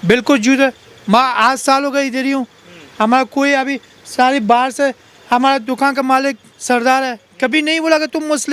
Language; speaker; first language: Hindi; non-native, learner; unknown